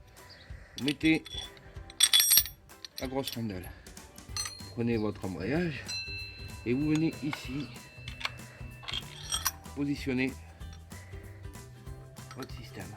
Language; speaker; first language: French; native; French